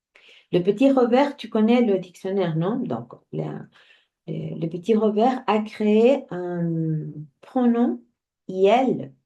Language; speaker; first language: French; non-native, fluent; Spanish